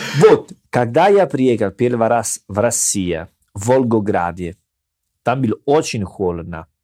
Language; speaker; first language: Russian; non-native, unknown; Italian